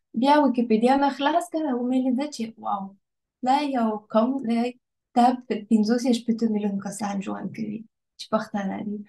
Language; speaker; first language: Pashto; non-native, fluent; French